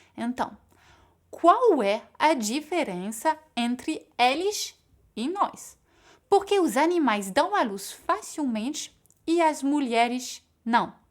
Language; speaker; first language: Portuguese; non-native, fluent; French